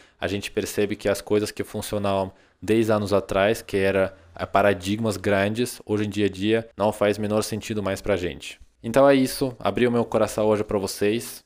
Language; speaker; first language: Portuguese; non-native, fluent; Russian